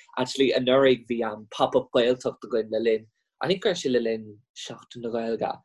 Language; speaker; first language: Irish; non-native, local second language; English